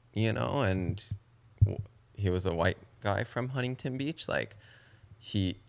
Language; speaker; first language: English; early bilingual, other home language; Japanese